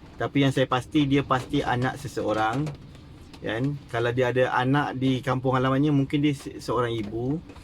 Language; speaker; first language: Malay; native; Malay